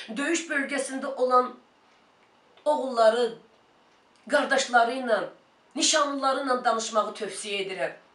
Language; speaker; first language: Azerbaijani; non-native, local second language; Talysh